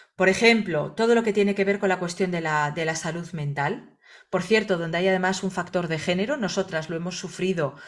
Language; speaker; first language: Spanish; native; Spanish